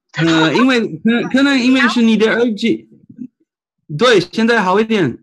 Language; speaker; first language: Chinese; non-native, fluent; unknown